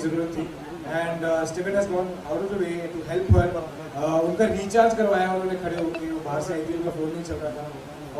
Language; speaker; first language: Hindi; native; Hindi